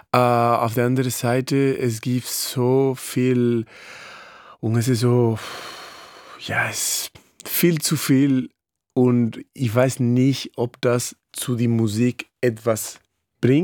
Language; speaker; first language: German; non-native, fluent; Spanish